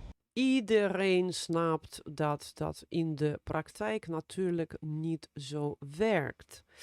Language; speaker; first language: Dutch; non-native, fluent; Russian